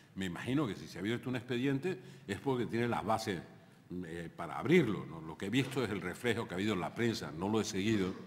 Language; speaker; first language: Spanish; native; Spanish